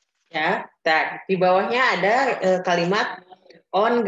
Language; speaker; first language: Russian; non-native, fluent; Indonesian